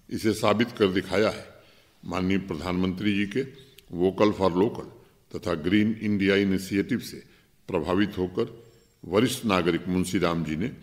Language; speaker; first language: Hindi; native; Hindi